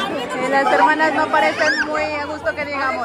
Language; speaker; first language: Spanish; native; Spanish